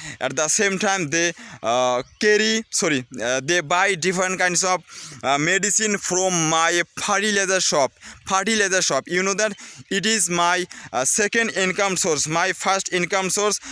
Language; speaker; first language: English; non-native, learner; Bangla